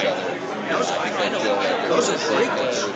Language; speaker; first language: English; native; English